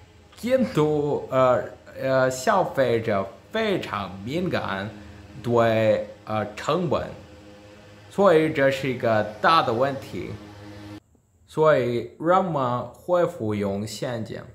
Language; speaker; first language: Chinese; non-native, learner; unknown